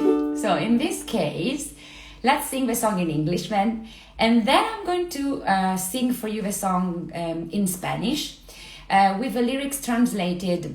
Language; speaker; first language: English; non-native, fluent; Italian